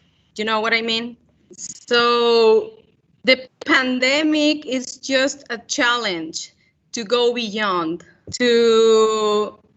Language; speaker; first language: English; non-native, fluent; Spanish